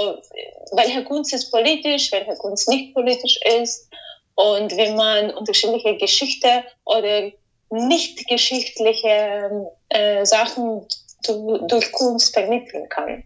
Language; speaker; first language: German; non-native, fluent; Ukrainian